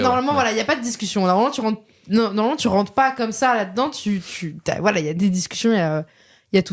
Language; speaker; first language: French; native; French